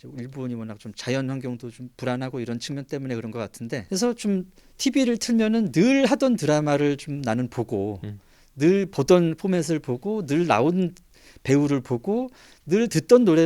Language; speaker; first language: Korean; native; Korean